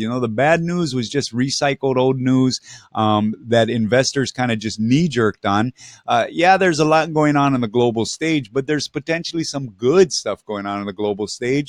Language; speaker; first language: English; native; English